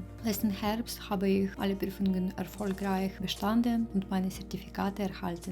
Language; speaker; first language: German; non-native, learner; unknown